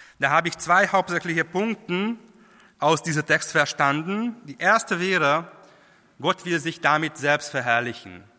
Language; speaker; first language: German; non-native, fluent; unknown